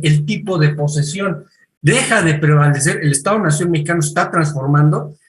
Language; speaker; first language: Spanish; native; Spanish